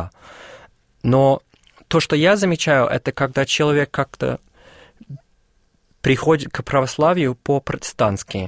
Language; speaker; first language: Russian; non-native, fluent; English